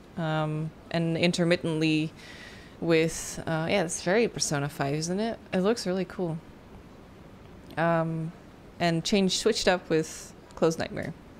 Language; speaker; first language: English; non-native, fluent; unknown